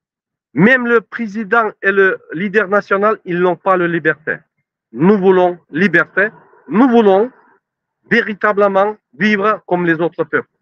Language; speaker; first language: French; non-native, learner; Turkmen